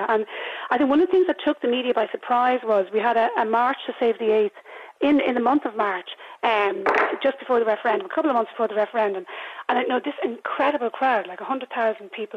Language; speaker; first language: English; native; English